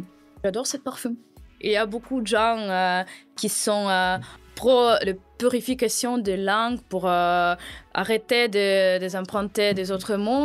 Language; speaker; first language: French; non-native, fluent; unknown